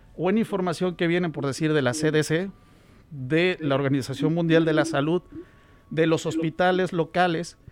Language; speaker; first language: Spanish; native; Spanish